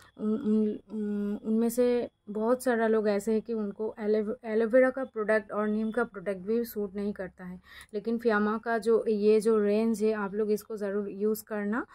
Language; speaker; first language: Hindi; non-native, local second language; Bangla